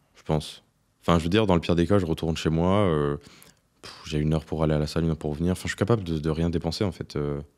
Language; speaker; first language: French; native; French